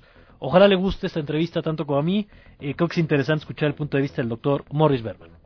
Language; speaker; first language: Spanish; native; Spanish